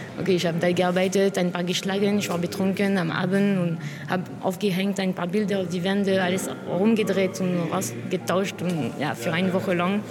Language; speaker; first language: German; non-native, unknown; French